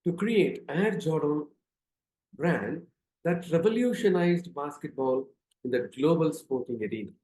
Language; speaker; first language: English; non-native, local second language; Tamil